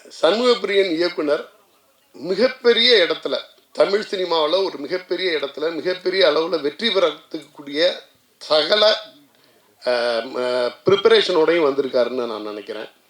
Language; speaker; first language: Tamil; native; Tamil